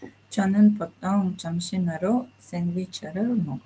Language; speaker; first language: Korean; non-native, learner; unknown